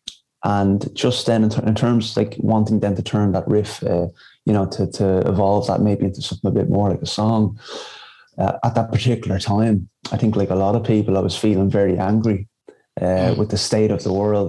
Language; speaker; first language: English; native; English